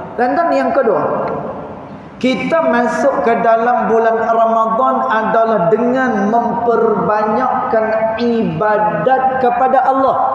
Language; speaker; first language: Malay; native; Malay